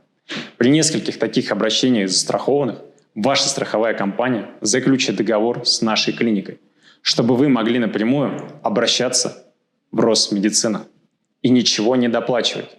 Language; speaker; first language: Russian; native; Russian